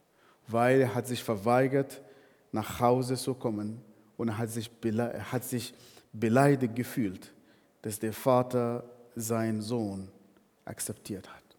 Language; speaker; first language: German; non-native, fluent; Arabic